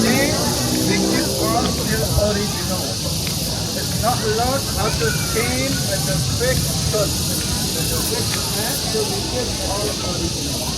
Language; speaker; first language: English; non-native, learner; Indonesian